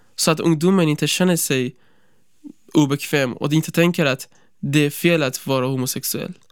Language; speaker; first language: Swedish; non-native, fluent; Persian